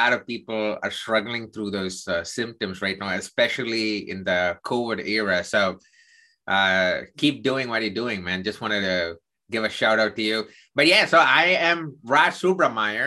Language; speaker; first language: English; non-native, local second language; Tamil